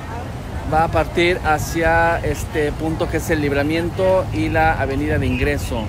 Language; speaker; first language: Spanish; native; Spanish